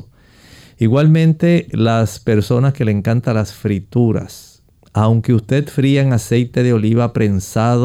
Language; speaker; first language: Spanish; native; Spanish